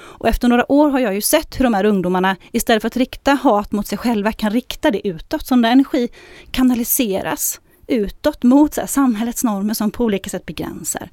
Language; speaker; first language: Swedish; early bilingual, other home language; Arabic